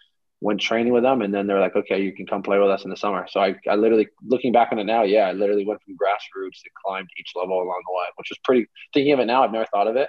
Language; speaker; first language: English; early bilingual, other home language; Greek